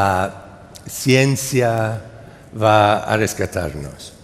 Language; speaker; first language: Spanish; non-native, fluent; English